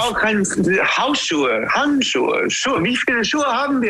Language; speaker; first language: German; non-native, learner; English